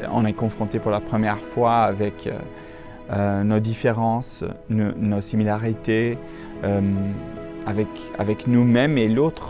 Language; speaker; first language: French; non-native, local second language; Dutch